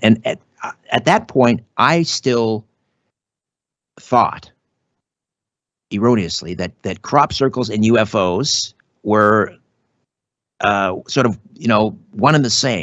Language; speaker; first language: English; native; English